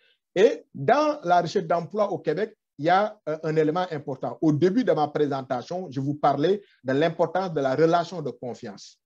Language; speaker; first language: French; non-native, local second language; Wolof